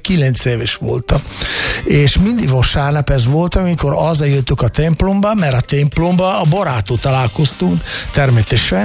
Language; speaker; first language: Hungarian; non-native, fluent; Italian